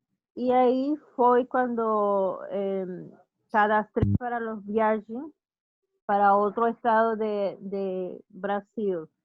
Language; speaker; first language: Portuguese; non-native, learner; Spanish